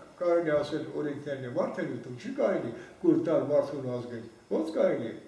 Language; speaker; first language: Armenian; non-native, local second language; Kurdish